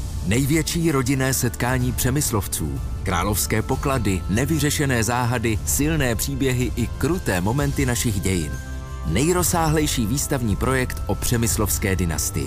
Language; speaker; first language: Czech; native; Czech